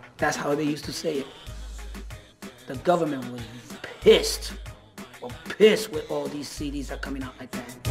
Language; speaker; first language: English; early bilingual, other home language; Spanish